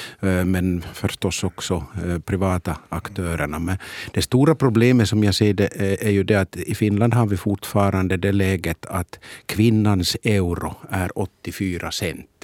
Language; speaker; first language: Swedish; native; Swedish